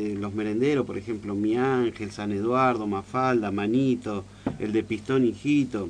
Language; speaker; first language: Spanish; native; Spanish